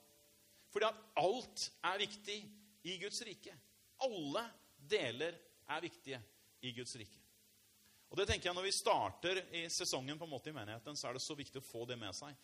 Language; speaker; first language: Norwegian; native; Norwegian